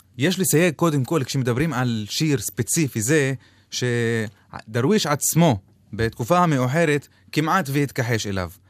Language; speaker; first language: Hebrew; non-native, local second language; Arabic